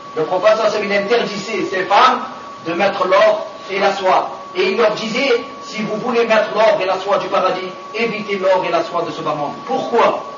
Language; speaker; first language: French; non-native, local second language; Arabic